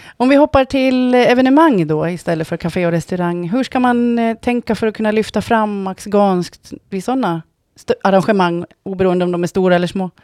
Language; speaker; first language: Swedish; native; Swedish